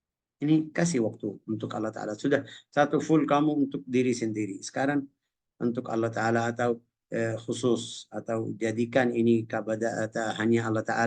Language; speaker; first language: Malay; non-native, fluent; Arabic